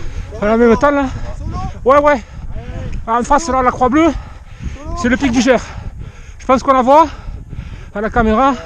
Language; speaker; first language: French; native; French